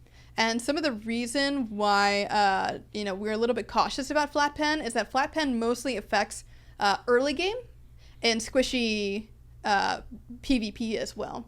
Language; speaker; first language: English; native; English